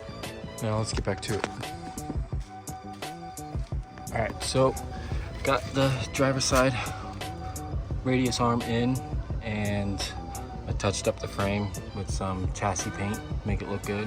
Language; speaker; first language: English; native; English